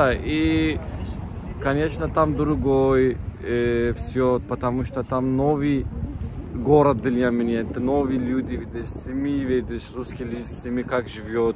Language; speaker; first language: Russian; non-native, learner; Turkish